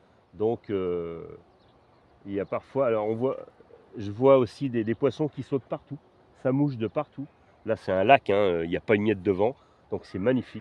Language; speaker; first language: French; native; French